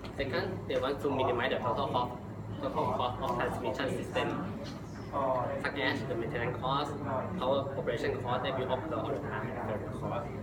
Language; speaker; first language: English; non-native, learner; Thai